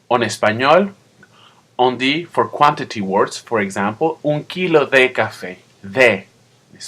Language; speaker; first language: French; non-native, fluent; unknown